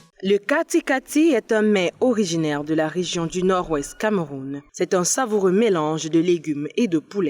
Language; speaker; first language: French; native; French